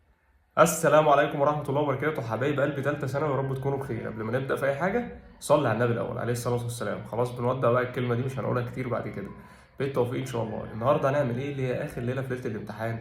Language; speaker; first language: Arabic; native; Arabic